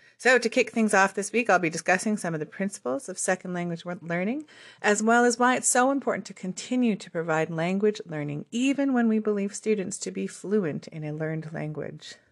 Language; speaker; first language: English; native; English